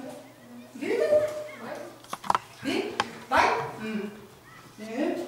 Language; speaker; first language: German; non-native, fluent; Ukrainian